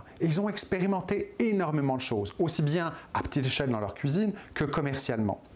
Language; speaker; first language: French; native; French